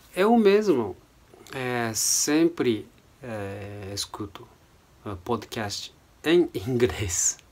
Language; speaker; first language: Portuguese; non-native, fluent; Japanese